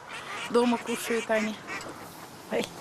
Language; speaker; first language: Russian; early bilingual, other home language; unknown